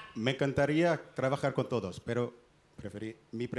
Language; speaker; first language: Spanish; non-native, learner; Haitian Creole